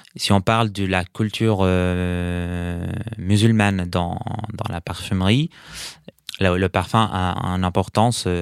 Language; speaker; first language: French; non-native, fluent; Arabic